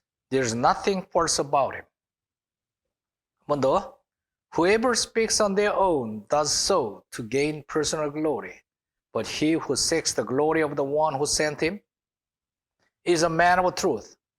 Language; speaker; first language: English; non-native, fluent; Korean